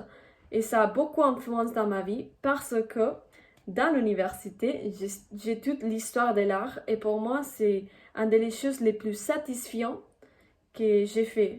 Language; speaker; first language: French; non-native, fluent; Spanish